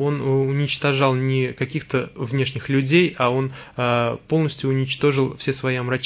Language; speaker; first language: Russian; native; Russian